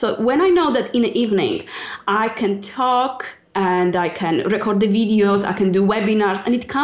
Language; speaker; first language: English; non-native, fluent; Polish